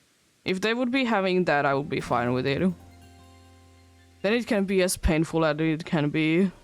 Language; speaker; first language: English; non-native, fluent; Finnish